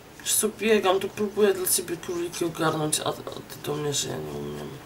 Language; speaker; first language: Polish; native; Polish